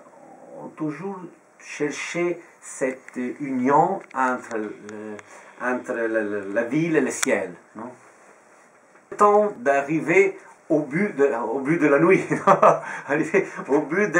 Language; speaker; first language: French; non-native, fluent; Italian